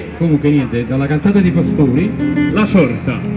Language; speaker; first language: Italian; native; Italian